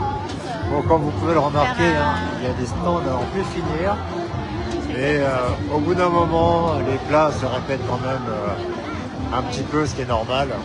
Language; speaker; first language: French; native; French